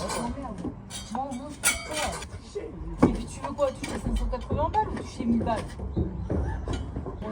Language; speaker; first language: French; native; French